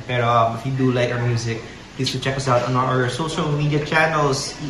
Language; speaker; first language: English; non-native, local second language; Filipino